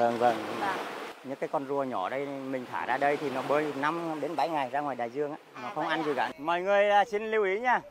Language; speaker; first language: Vietnamese; native; Vietnamese